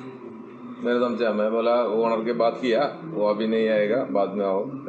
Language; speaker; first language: Hindi; non-native, local second language; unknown